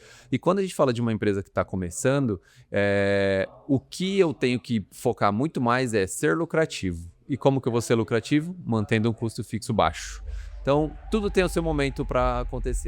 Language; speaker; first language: Portuguese; native; Portuguese